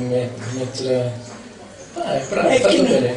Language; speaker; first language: Italian; non-native, learner; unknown